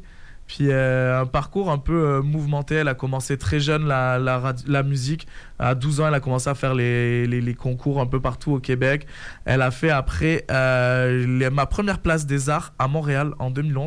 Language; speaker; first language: French; native; French